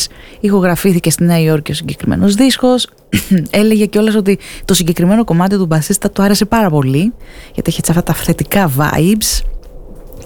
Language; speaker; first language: Greek; native; Greek